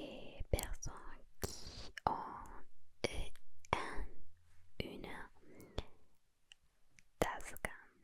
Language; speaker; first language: French; non-native, learner; Spanish